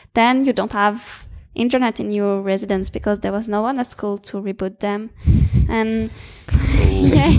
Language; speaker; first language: English; non-native, fluent; French